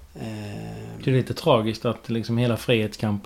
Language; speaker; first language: Swedish; native; Swedish